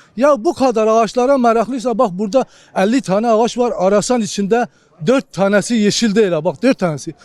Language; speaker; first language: Turkish; non-native, local second language; Kurdish